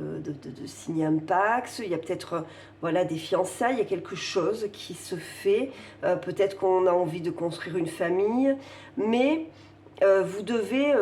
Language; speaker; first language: French; native; French